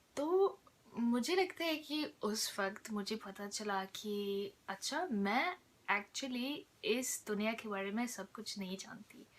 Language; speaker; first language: Hindi; non-native, fluent; English